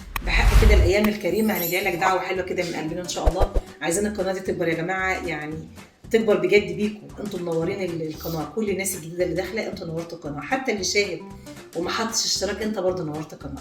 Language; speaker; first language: Arabic; native; Arabic